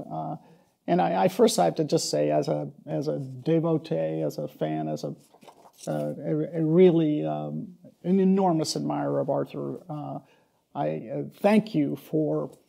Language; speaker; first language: English; native; English